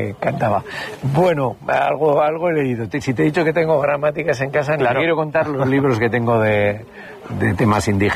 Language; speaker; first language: Spanish; native; Spanish